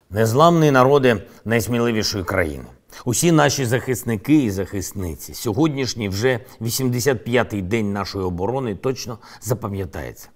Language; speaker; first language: Ukrainian; non-native, local second language; Russian